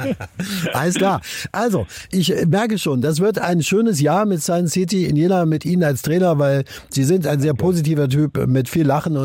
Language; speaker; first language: German; native; German